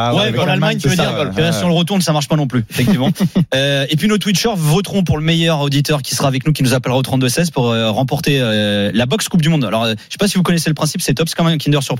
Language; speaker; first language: French; native; French